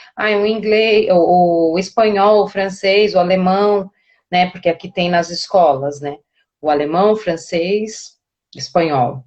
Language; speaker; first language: Portuguese; native; Portuguese